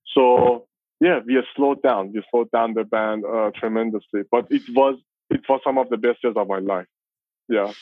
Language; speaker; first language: English; non-native, fluent; Persian